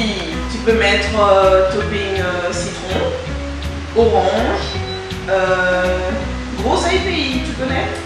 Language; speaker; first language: French; native; French